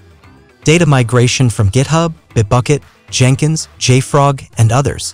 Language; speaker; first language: English; non-native, fluent; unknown